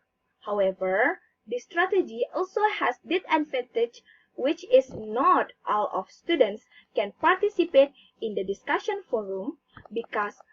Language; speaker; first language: English; non-native, learner; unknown